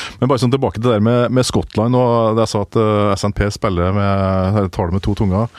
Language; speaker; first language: Norwegian; native; Norwegian